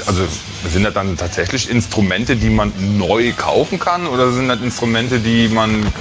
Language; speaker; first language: German; native; German